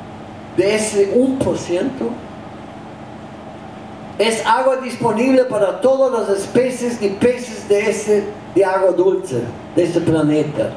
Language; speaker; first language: Spanish; non-native, fluent; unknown